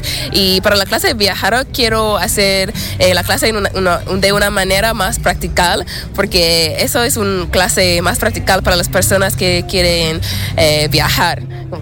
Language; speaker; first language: Spanish; non-native, learner; English